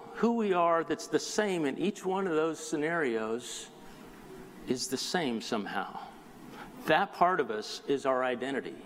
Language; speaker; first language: English; native; English